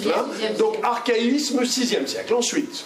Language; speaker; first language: French; native; French